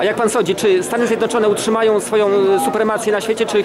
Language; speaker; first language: Polish; native; Polish